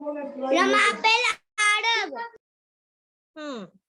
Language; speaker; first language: French; non-native, learner; Hindi